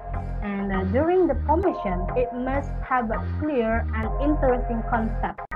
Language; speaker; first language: English; non-native, learner; Indonesian